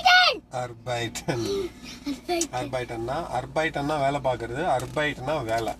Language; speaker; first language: German; non-native, learner; Tamil